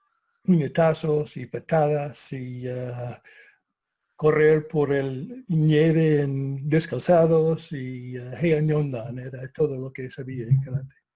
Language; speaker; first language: Spanish; non-native, fluent; English